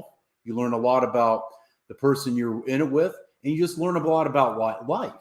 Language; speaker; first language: English; native; English